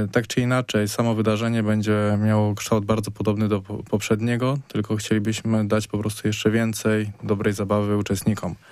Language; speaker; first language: Polish; native; Polish